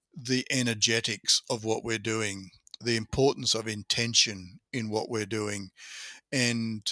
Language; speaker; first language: English; native; English